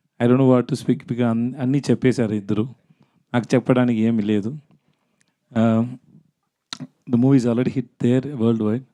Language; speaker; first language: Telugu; non-native, learner; Tamil